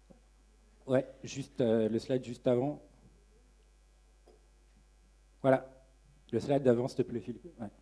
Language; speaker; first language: French; native; French